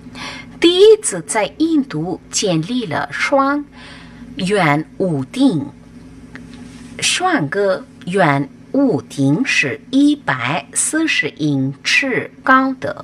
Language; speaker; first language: Chinese; non-native, fluent; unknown